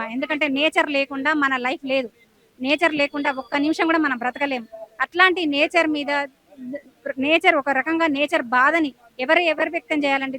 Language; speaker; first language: Telugu; native; Telugu